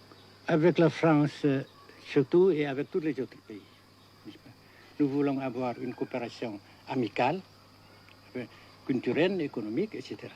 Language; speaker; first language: French; non-native, fluent; Vietnamese